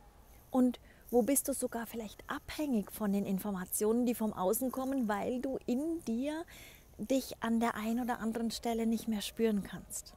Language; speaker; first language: German; native; German